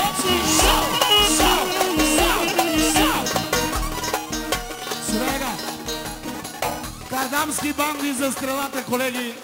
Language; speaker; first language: Bulgarian; non-native, local second language; Turkish